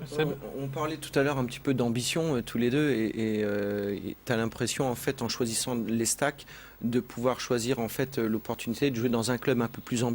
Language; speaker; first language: French; native; French